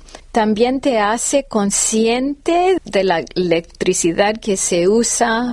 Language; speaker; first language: Spanish; non-native, fluent; English